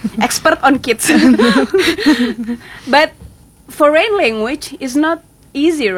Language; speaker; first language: English; non-native, fluent; Indonesian